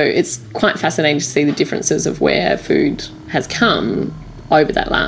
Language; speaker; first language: English; native; English